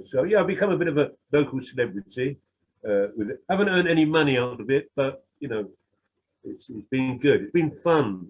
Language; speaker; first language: English; native; English